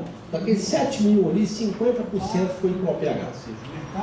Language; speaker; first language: Portuguese; native; Portuguese